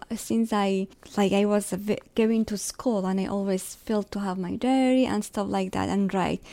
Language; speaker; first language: English; non-native, fluent; Arabic